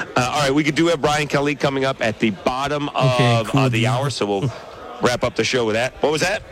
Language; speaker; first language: English; native; English